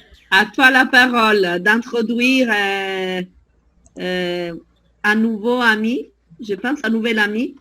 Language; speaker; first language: French; non-native, fluent; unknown